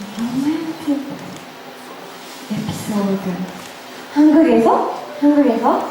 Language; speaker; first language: Korean; non-native, learner; Japanese